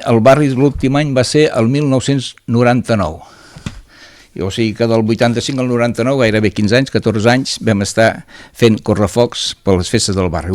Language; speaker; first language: Catalan; native; Catalan